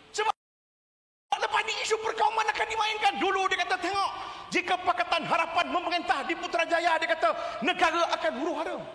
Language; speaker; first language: Malay; native; Malay